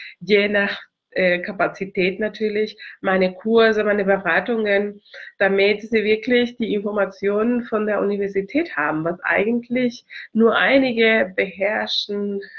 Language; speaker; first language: German; non-native, fluent; Spanish